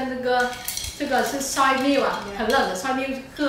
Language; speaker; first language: Chinese; non-native, fluent; Vietnamese